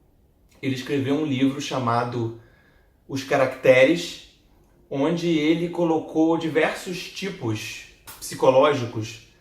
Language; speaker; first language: Portuguese; native; Portuguese